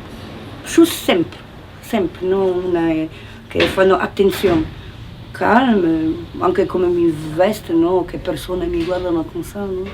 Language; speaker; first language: Italian; non-native, learner; Polish